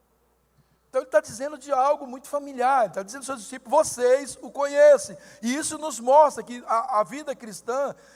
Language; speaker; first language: Portuguese; native; Portuguese